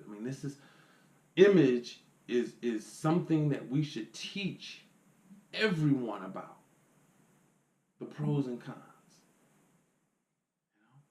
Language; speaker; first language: English; native; English